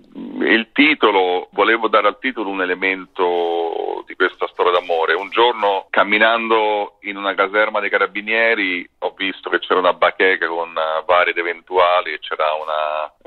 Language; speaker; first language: Italian; native; Italian